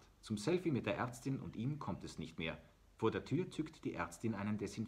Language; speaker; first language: German; native; German